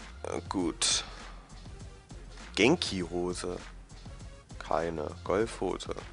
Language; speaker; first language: German; native; German